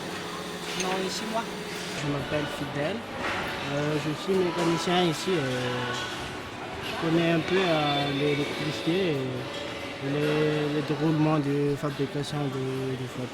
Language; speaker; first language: French; non-native, local second language; Malagasy